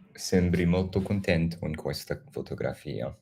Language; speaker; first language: Italian; non-native, learner; English